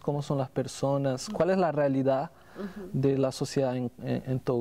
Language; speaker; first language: Spanish; non-native, fluent; Portuguese